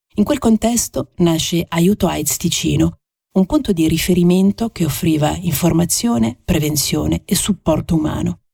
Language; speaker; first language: Italian; native; Italian